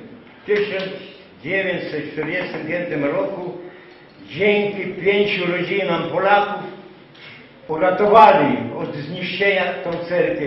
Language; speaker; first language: Polish; non-native, local second language; Rusyn